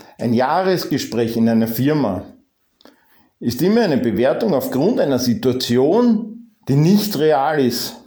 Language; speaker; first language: German; native; German